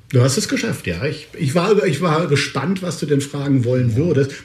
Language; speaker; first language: German; native; German